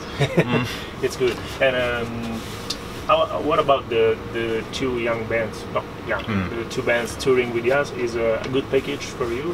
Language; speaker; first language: English; non-native, fluent; Italian